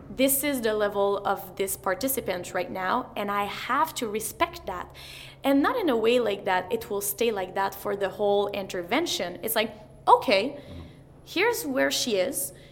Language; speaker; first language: English; non-native, fluent; French